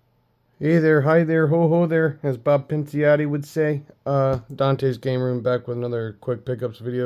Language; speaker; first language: English; native; English